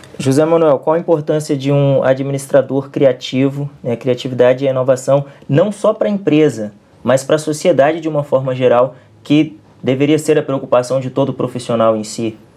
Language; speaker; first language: Portuguese; native; Portuguese